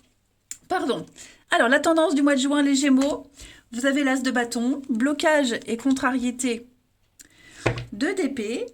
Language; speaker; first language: French; native; French